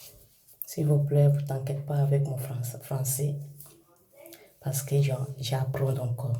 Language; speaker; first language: French; non-native, learner; English